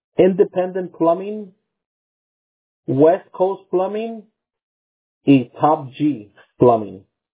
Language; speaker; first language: English; early bilingual, other home language; Spanish